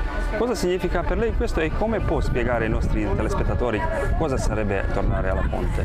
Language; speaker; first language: Italian; non-native, fluent; Croatian